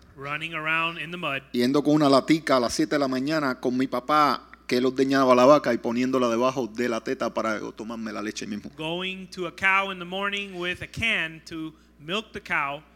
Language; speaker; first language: Spanish; native; Spanish